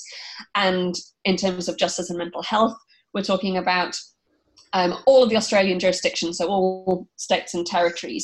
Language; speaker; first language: English; native; English